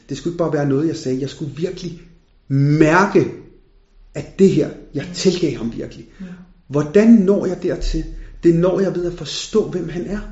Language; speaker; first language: Danish; early bilingual, other home language; Punjabi